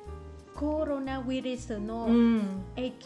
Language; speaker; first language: Japanese; non-native, learner; Vietnamese